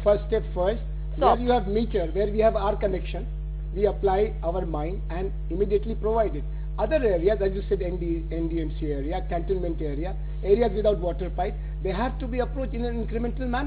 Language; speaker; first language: English; non-native, local second language; Hindi